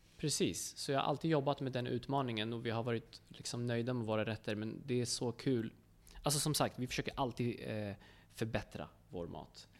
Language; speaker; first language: Swedish; early bilingual, other home language; Kurdish